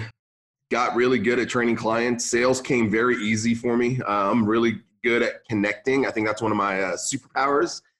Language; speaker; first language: English; early bilingual, other home language; Arabic